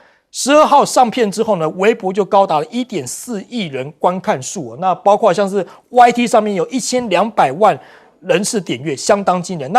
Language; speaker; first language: Chinese; native; Chinese